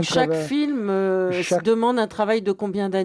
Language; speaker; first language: French; native; French